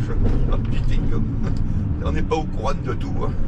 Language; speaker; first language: French; native; French